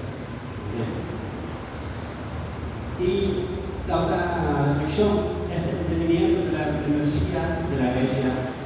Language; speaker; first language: Spanish; non-native, fluent; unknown